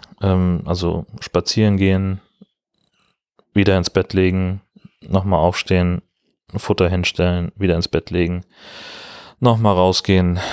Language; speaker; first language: German; native; German